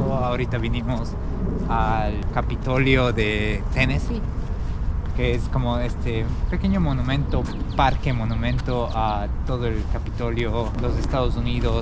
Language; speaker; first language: Spanish; native; Spanish